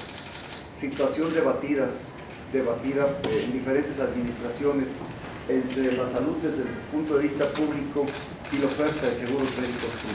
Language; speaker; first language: Spanish; native; Spanish